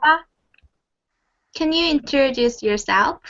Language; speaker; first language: English; non-native, learner; Korean